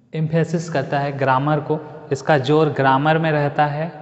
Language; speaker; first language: Hindi; native; Hindi